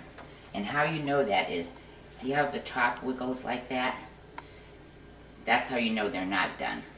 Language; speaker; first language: English; native; English